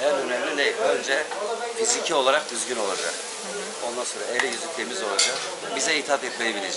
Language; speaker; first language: Turkish; native; Turkish